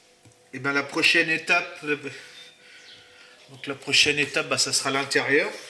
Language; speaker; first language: French; native; French